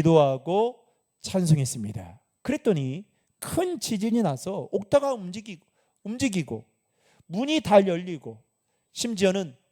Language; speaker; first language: Korean; native; Korean